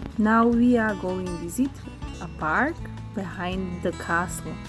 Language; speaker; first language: English; non-native, learner; Slovak